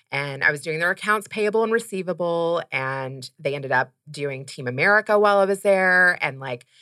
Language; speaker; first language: English; native; English